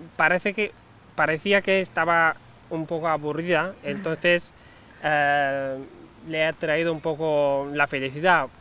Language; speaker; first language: Spanish; non-native, fluent; Turkish